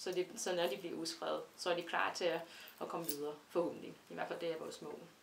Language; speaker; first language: Danish; non-native, fluent; English